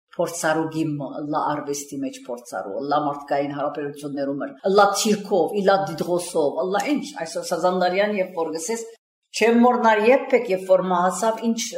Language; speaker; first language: Armenian; early bilingual, heritage; Armenian